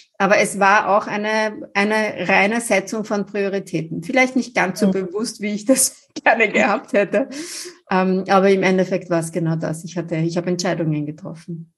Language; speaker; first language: German; native; German